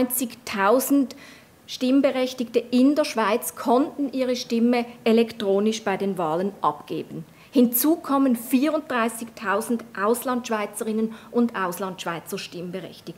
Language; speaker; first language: German; native; German